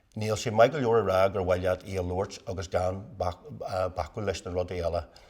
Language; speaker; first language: Irish; non-native, local second language; English